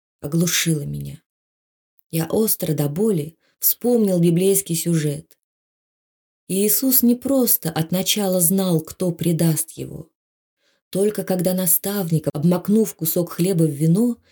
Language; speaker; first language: Russian; non-native, local second language; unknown